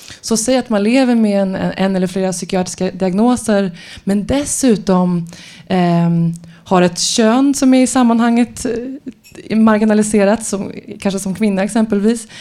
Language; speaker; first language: Swedish; native; Swedish